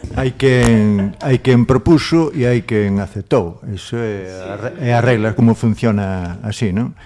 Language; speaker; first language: Galician; non-native, local second language; Spanish